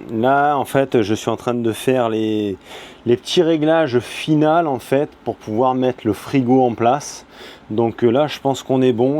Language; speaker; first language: French; native; French